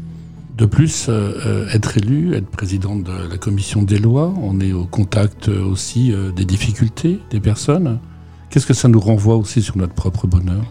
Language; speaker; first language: French; native; French